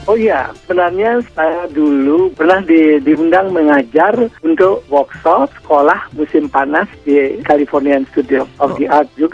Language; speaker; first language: Indonesian; non-native, local second language; Balinese